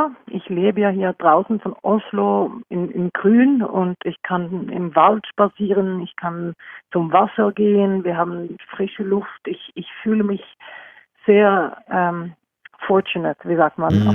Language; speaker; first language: German; non-native, fluent; Norwegian